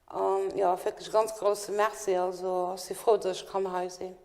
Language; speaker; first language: German; non-native, local second language; Luxembourgish